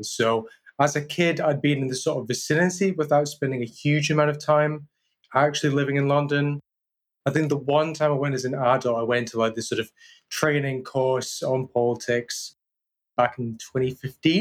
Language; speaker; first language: English; native; English